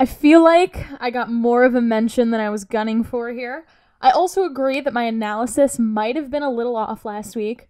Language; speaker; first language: English; native; English